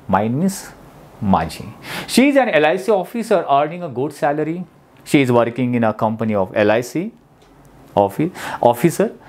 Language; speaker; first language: English; non-native, local second language; Marathi